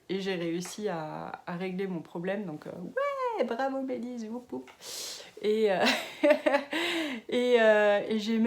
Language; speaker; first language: French; native; French